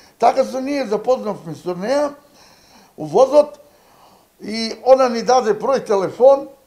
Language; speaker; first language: Macedonian; native; Macedonian